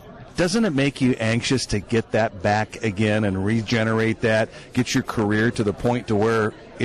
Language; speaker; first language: English; native; English